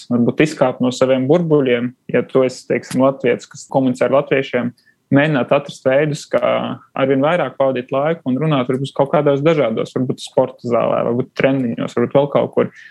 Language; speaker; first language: Latvian; non-native, local second language; Russian